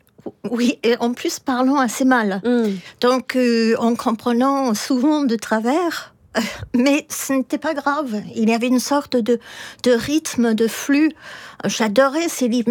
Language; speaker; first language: French; non-native, fluent; English